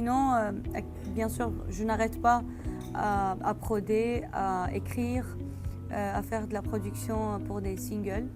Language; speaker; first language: French; non-native, fluent; Arabic